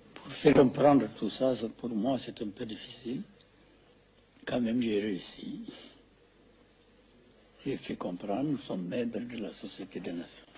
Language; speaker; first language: French; non-native, fluent; Amharic